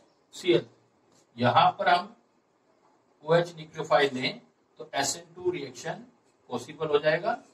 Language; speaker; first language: Hindi; native; Hindi